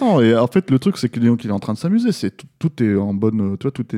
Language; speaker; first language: French; native; French